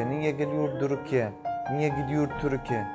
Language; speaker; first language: Turkish; non-native, learner; Arabic